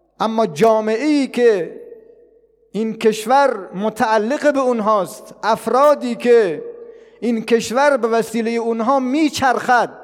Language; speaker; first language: Persian; non-native, local second language; Baluchi